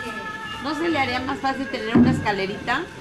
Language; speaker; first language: Spanish; native; Spanish